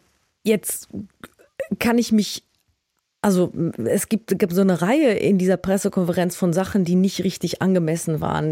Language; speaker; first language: German; native; German